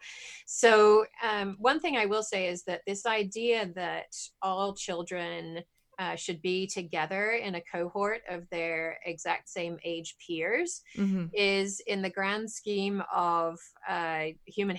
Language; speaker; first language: English; native; English